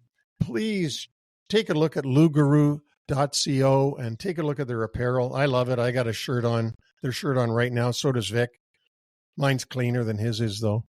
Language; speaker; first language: English; native; English